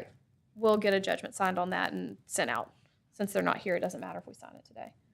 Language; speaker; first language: English; native; English